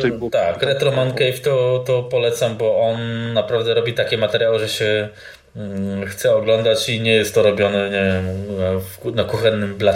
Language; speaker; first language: Polish; native; Polish